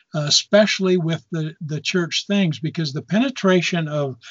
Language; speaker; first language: English; native; English